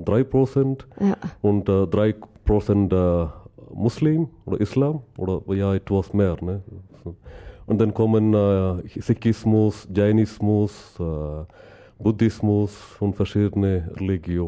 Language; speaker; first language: German; non-native, learner; Malayalam